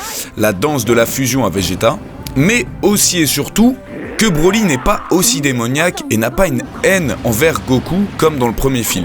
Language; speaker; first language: French; native; French